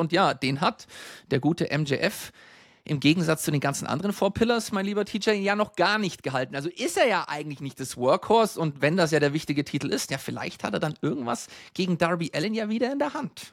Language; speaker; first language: German; native; German